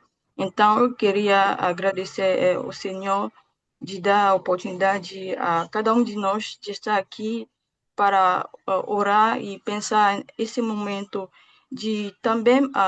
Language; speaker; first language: Portuguese; non-native, fluent; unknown